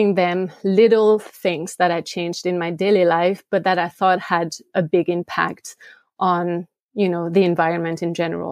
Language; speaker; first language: English; non-native, fluent; French